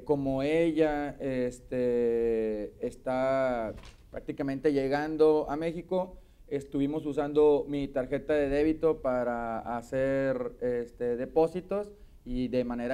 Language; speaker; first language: Spanish; native; Spanish